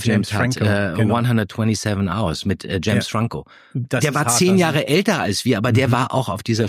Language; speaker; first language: German; native; German